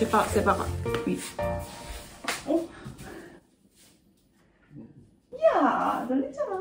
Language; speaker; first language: French; non-native, learner; Korean